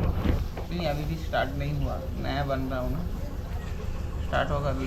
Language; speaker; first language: Hindi; non-native, local second language; Bangla